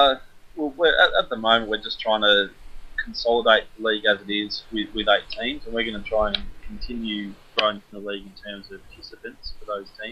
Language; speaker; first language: English; native; English